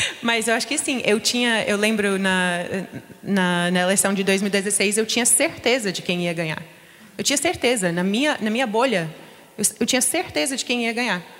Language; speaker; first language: Portuguese; non-native, fluent; English